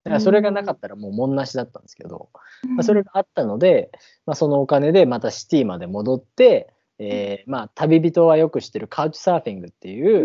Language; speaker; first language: Japanese; native; Japanese